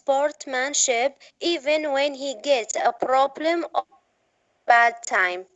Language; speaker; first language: English; non-native, learner; Arabic